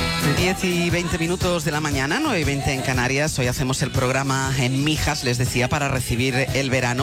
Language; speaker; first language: Spanish; native; Spanish